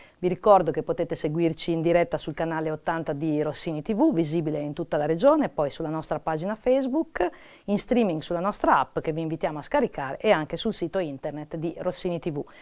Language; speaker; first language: Italian; native; Italian